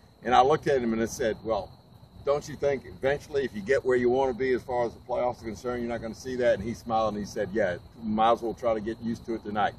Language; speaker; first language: English; native; English